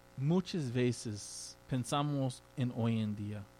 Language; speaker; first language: Spanish; non-native, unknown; English